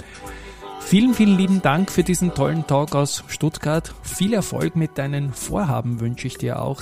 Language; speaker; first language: German; native; German